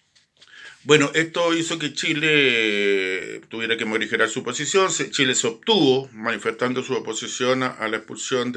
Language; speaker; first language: Spanish; native; Spanish